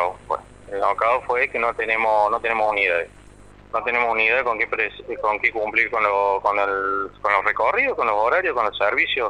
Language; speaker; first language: Spanish; native; Spanish